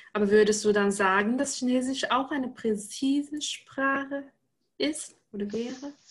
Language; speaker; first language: German; non-native, fluent; Chinese